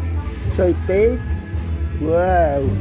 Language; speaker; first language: English; non-native, learner; Italian